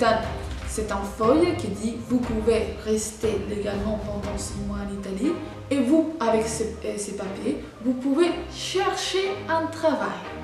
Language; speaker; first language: French; non-native, fluent; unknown